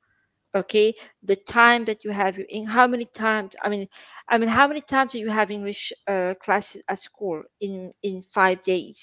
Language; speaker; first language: English; non-native, fluent; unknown